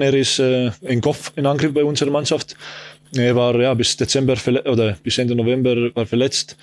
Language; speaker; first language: German; non-native, learner; Estonian